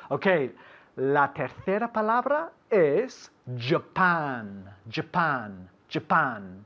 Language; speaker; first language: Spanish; non-native, fluent; English